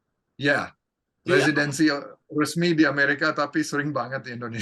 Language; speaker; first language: Indonesian; non-native, fluent; English